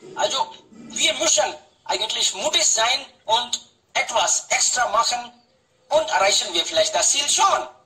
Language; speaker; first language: German; non-native, fluent; Hindi